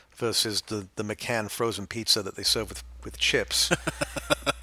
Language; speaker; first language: English; native; English